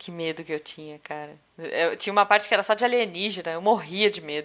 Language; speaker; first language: Portuguese; native; Portuguese